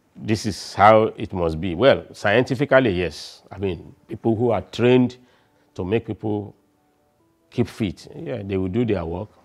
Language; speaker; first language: English; non-native, local second language; Yoruba